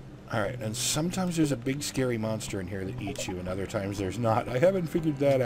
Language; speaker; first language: English; native; English